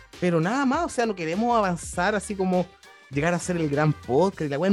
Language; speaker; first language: Spanish; native; Spanish